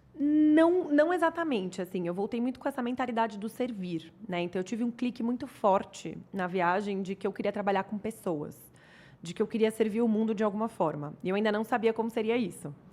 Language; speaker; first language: Portuguese; native; Portuguese